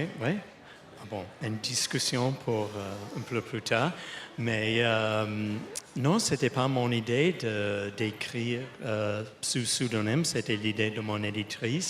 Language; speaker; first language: French; non-native, fluent; English